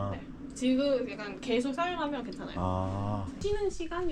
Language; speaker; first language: Korean; non-native, fluent; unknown